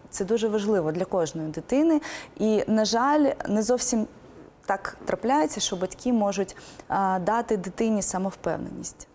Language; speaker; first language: Ukrainian; non-native, local second language; Russian